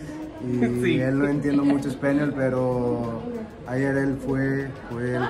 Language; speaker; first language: Spanish; non-native, learner; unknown